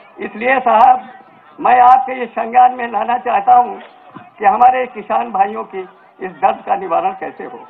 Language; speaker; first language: Hindi; native; Hindi